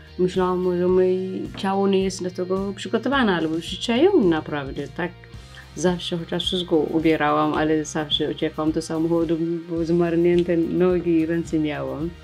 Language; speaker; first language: Polish; non-native, learner; Tigrinya